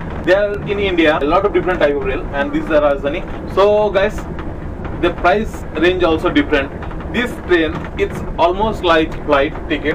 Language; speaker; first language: English; non-native, learner; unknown